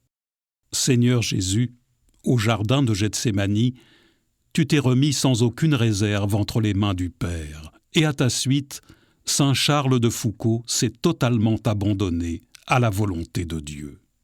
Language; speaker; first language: French; native; French